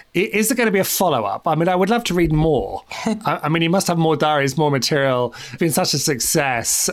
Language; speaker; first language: English; native; English